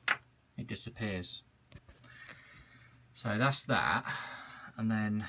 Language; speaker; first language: English; native; English